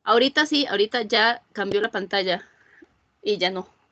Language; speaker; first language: Spanish; native; Spanish